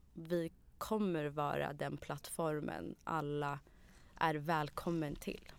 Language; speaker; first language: Swedish; early bilingual, other home language; Arabic